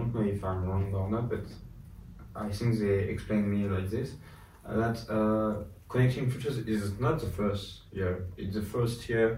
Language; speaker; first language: English; non-native, learner; French